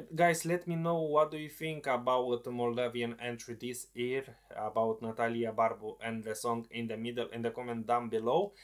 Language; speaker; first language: English; non-native, fluent; Romanian